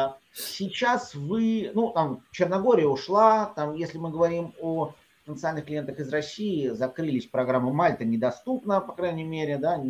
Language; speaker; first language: Russian; native; Russian